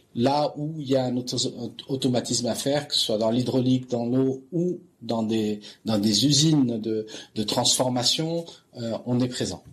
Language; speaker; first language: French; non-native, local second language; Arabic